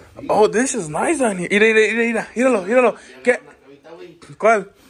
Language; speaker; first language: Spanish; early bilingual, heritage; Spanish